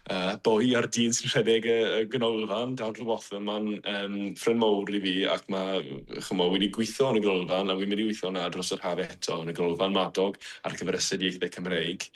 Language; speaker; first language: Welsh; non-native, fluent; English